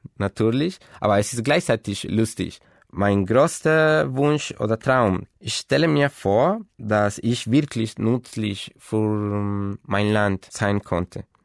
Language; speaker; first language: German; non-native, fluent; Spanish